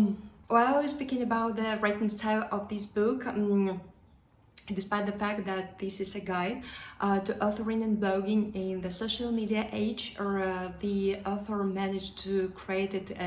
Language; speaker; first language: English; non-native, fluent; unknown